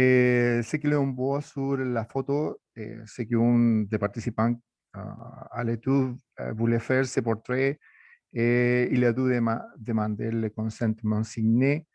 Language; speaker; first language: French; non-native, fluent; Spanish